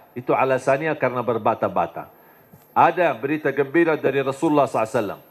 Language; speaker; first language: Indonesian; non-native, fluent; Arabic